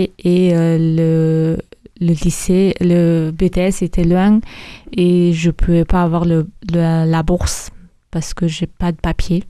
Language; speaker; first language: French; early bilingual, other home language; Mongolian